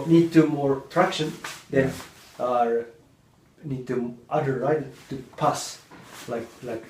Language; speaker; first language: English; non-native, learner; Japanese